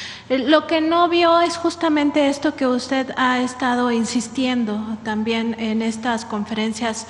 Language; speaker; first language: Spanish; native; Spanish